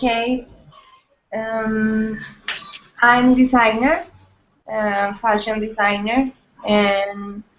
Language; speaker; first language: English; non-native, learner; Spanish